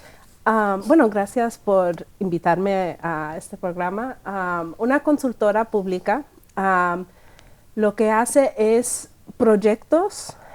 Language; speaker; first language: Spanish; early bilingual, heritage; Spanish